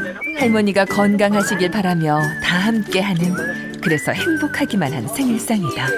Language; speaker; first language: Korean; native; Korean